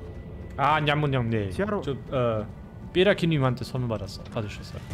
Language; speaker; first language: Korean; non-native, learner; German